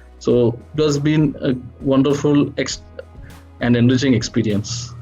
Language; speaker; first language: English; non-native, local second language; Malayalam